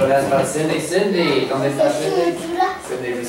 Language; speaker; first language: Spanish; non-native, learner; English